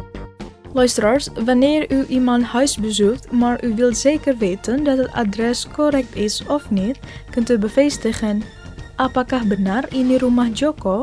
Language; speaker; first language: Dutch; non-native, fluent; Indonesian